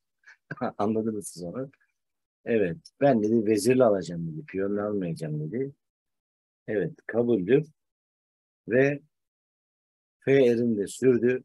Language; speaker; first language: Turkish; native; Turkish